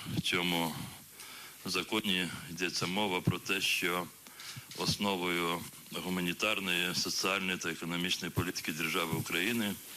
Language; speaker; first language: Ukrainian; non-native, local second language; Crimean Tatar